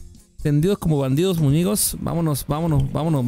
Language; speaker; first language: Spanish; native; Spanish